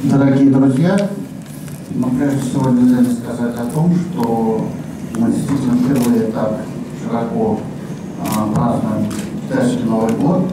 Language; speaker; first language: Russian; native; Russian